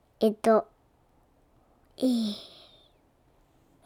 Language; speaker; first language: Japanese; early bilingual, heritage; Japanese